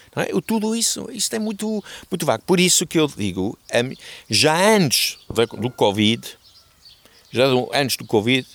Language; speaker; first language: Portuguese; non-native, fluent; German